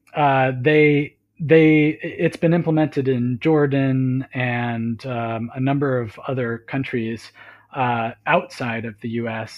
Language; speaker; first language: English; native; English